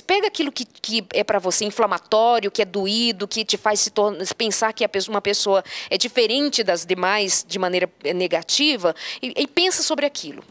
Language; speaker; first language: Portuguese; native; Portuguese